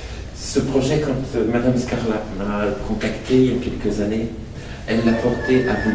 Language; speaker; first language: French; native; French